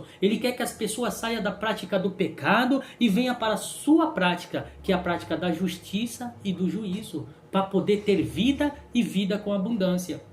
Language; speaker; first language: Portuguese; native; Portuguese